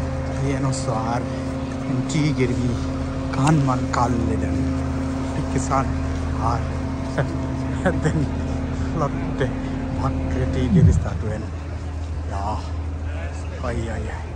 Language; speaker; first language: Norwegian; non-native, fluent; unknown